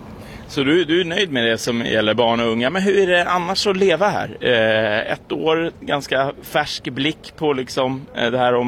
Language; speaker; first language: Swedish; native; Swedish